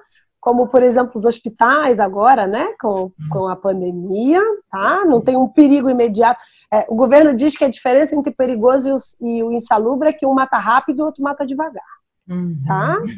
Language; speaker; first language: Portuguese; native; Portuguese